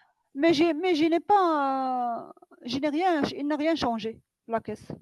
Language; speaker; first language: French; non-native, local second language; Arabic